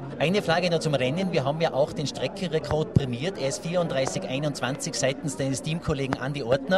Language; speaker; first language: German; native; German